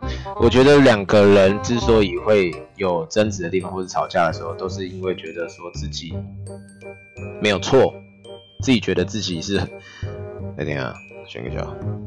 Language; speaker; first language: Chinese; native; Chinese